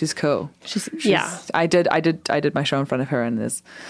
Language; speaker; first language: English; native; English